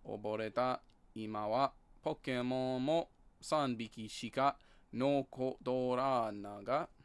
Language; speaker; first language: Japanese; non-native, learner; English